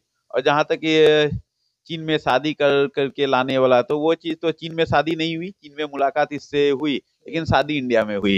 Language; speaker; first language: Hindi; native; Hindi